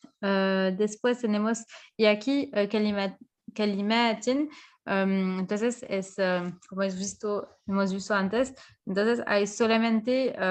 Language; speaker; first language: Spanish; non-native, fluent; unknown